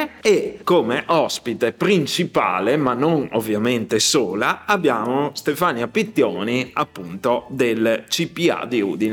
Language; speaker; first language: Italian; native; Italian